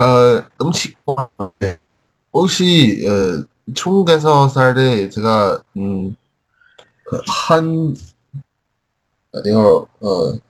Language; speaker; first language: Korean; non-native, learner; Chinese